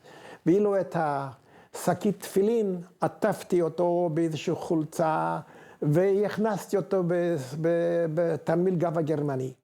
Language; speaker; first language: Hebrew; non-native, fluent; Hungarian